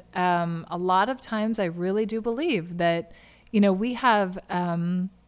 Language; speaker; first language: English; native; English